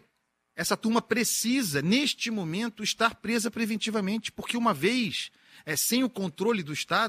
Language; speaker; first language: Portuguese; native; Portuguese